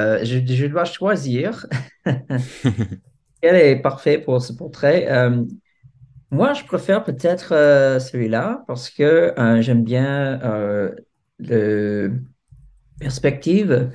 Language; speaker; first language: French; non-native, fluent; English